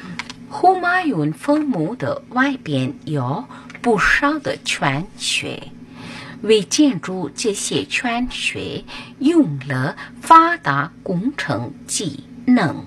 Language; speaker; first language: Chinese; non-native, fluent; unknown